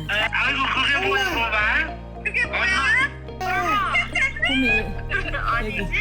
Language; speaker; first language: Korean; native; Korean